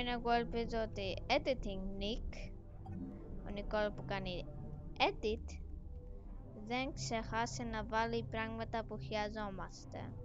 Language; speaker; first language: Greek; early bilingual, heritage; Greek